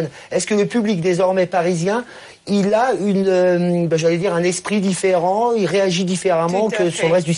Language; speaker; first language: French; native; French